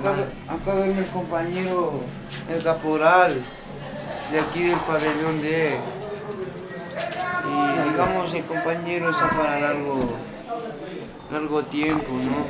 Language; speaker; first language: Spanish; native; Spanish